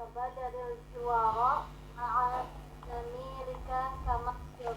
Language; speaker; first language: Arabic; non-native, learner; Indonesian